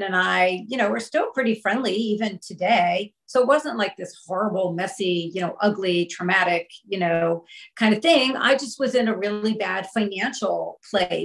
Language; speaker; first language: English; native; English